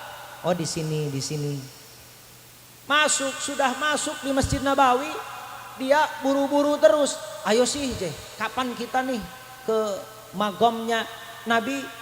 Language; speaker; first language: Indonesian; native; Indonesian